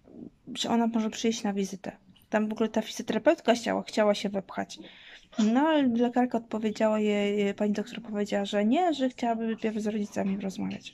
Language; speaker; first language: Polish; native; Polish